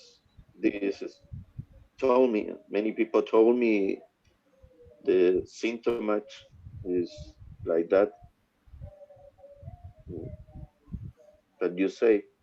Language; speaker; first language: English; non-native, learner; Spanish